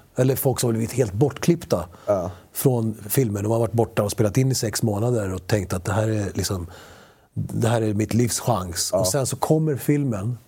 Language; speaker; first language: Swedish; early bilingual, other home language; Spanish